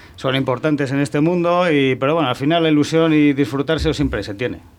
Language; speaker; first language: Spanish; native; Spanish